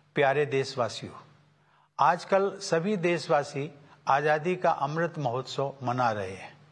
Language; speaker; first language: Hindi; native; Hindi